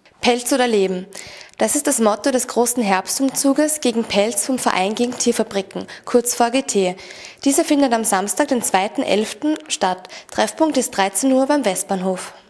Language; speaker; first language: German; native; German